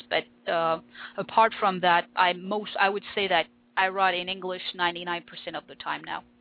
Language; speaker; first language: English; non-native, fluent; French